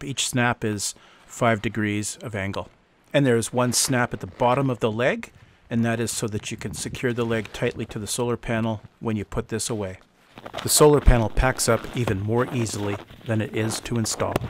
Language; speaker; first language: English; native; English